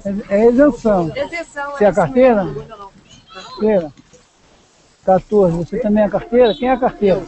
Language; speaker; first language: Portuguese; native; Portuguese